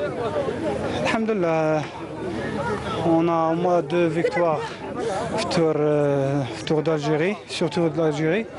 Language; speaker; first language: French; non-native, learner; Arabic